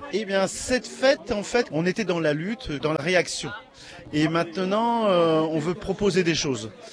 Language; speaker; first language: French; native; French